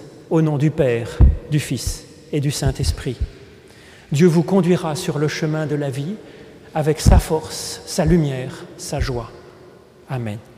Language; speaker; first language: French; native; French